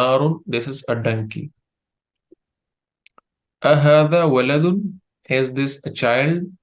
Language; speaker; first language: English; non-native, fluent; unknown